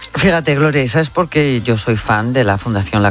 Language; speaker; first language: Spanish; native; Spanish